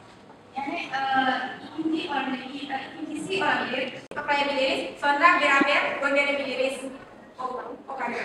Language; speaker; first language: Turkish; non-native, learner; Indonesian